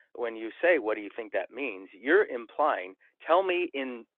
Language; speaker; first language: English; native; English